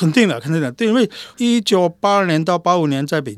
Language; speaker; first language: Chinese; non-native, fluent; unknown